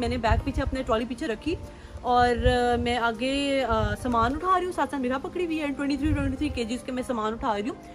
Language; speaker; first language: Urdu; native; Urdu